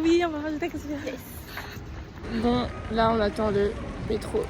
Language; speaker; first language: French; native; French